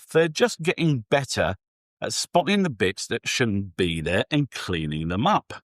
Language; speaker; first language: English; native; English